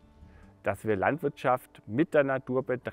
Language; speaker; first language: German; native; German